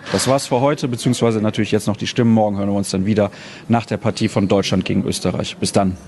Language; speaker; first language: German; native; German